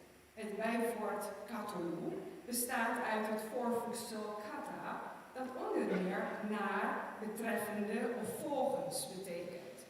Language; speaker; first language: Dutch; non-native, fluent; German